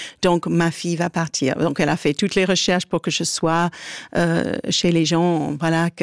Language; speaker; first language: French; non-native, fluent; English